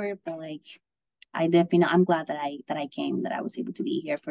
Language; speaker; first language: English; non-native, fluent; Spanish